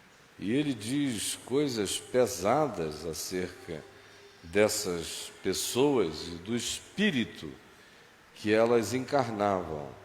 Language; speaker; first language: Portuguese; native; Portuguese